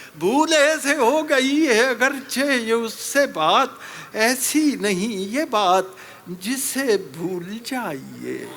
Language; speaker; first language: Urdu; non-native, local second language; Punjabi